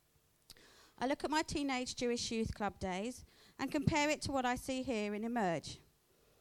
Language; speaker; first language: English; native; English